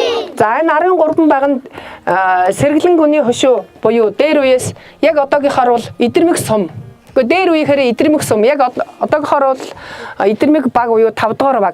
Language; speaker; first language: Mongolian; native; Mongolian